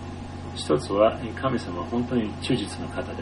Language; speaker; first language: Japanese; non-native, fluent; English